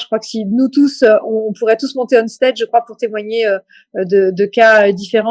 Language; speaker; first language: French; native; French